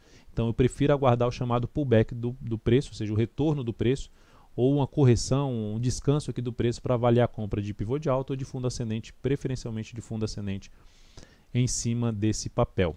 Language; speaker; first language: Portuguese; native; Portuguese